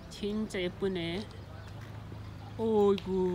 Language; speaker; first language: Korean; non-native, learner; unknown